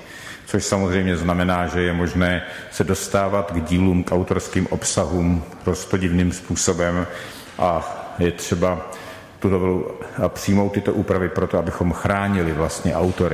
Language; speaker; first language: Czech; native; Czech